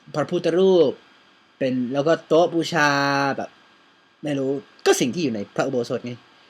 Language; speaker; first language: Thai; non-native, fluent; English